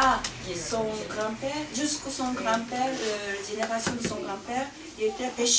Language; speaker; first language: French; non-native, fluent; Japanese